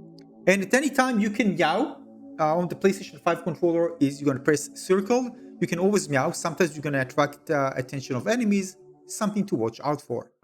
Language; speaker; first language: English; non-native, fluent; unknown